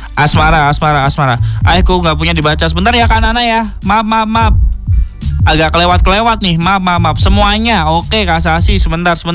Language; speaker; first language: Indonesian; native; Indonesian